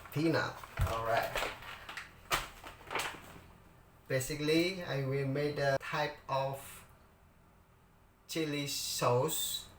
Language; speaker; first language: English; non-native, learner; Indonesian